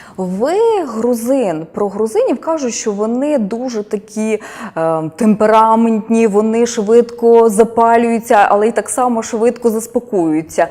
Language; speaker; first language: Ukrainian; native; Ukrainian